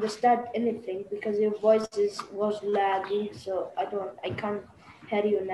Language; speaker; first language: English; non-native, learner; Arabic